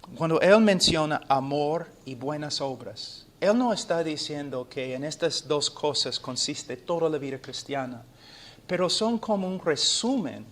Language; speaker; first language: Spanish; non-native, fluent; English